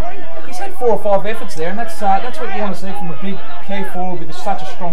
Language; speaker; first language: English; native; English